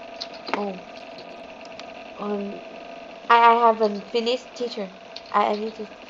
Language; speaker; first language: English; non-native, learner; Vietnamese